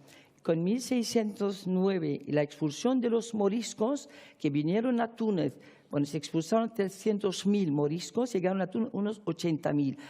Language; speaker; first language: Spanish; non-native, fluent; Arabic